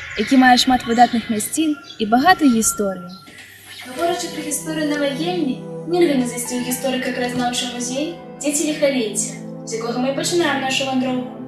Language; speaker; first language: Belarusian; native; Belarusian